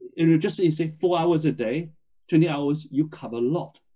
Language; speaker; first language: English; non-native, fluent; Chinese